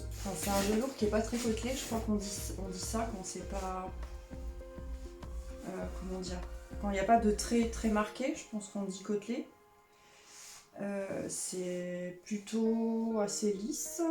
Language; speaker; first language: French; native; French